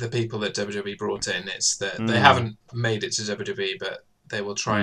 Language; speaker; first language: English; native; English